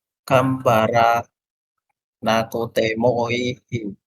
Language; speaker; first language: Japanese; non-native, learner; Indonesian